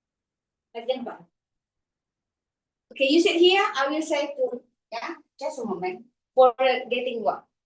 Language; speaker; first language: English; non-native, fluent; Indonesian